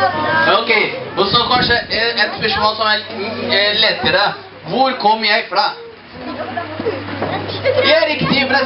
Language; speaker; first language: Norwegian; non-native, learner; Portuguese